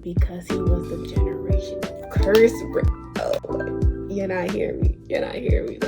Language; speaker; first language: English; native; English